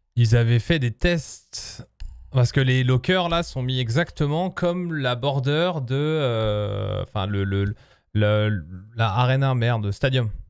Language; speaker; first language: French; native; French